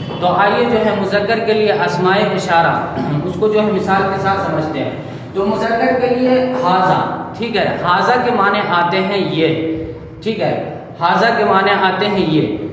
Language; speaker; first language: Urdu; native; Urdu